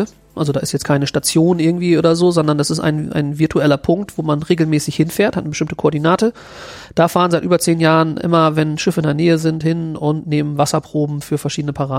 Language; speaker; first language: German; native; German